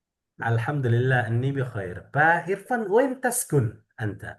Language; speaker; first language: Arabic; non-native, fluent; Indonesian